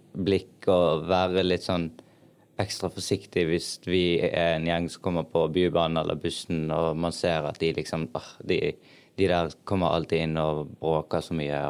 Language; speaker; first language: Norwegian; early bilingual, other home language; Arabic